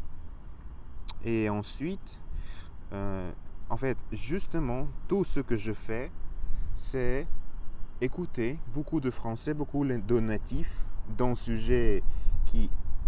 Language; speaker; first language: French; non-native, learner; Russian